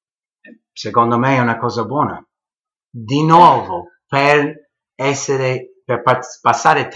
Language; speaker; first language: Italian; early bilingual, heritage; English